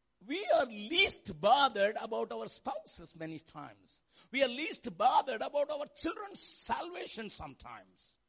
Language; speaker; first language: English; non-native, local second language; Tamil